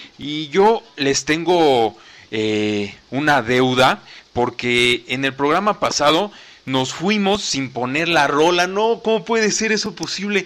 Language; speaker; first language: Spanish; native; Spanish